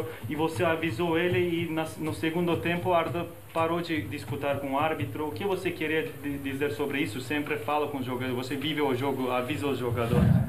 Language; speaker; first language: Portuguese; non-native, fluent; Turkish